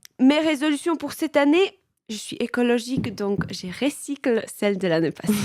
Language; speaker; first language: French; non-native, fluent; Polish